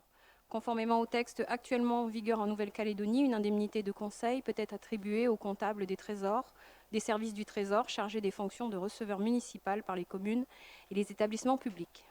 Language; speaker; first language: French; native; French